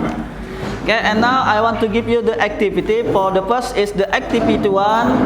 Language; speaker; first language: English; non-native, learner; Indonesian